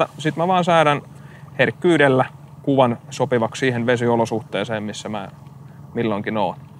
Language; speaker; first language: Finnish; native; Finnish